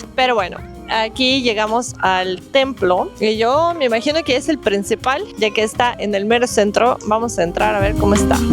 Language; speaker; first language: Spanish; non-native, fluent; Russian